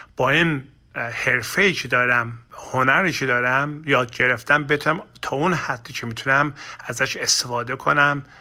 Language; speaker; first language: Persian; non-native, learner; Turkish